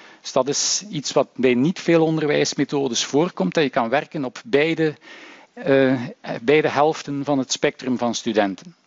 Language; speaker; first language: Dutch; native; Dutch